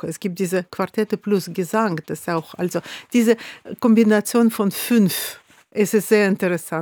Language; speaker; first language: German; non-native, fluent; Russian